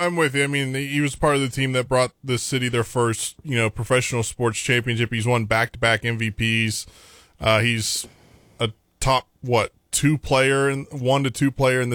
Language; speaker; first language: English; native; English